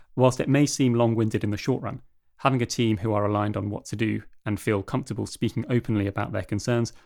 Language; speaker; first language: English; native; English